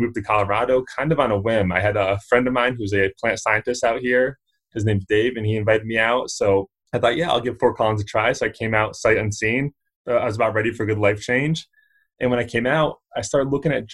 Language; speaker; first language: English; native; English